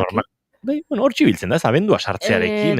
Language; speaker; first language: Basque; native; Basque